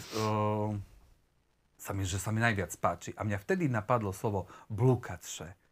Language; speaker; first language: Slovak; native; Slovak